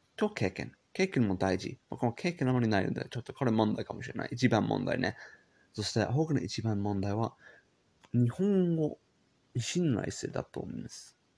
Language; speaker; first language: Japanese; non-native, learner; English